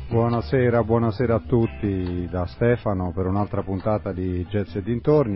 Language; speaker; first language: Italian; native; Italian